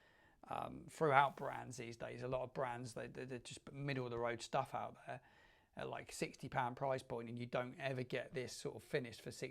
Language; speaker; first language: English; native; English